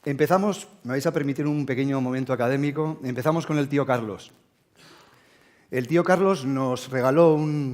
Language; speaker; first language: Spanish; native; Spanish